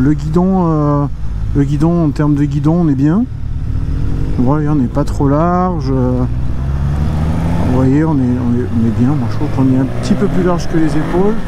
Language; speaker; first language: French; native; French